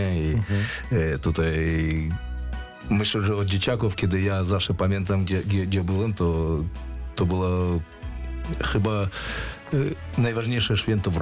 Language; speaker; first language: Polish; non-native, fluent; Russian